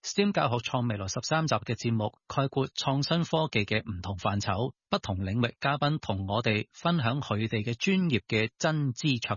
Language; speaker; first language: Cantonese; native; Cantonese